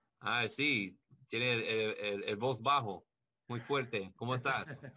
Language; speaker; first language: Spanish; non-native, learner; English